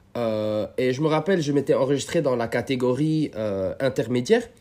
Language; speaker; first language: French; non-native, local second language; Arabic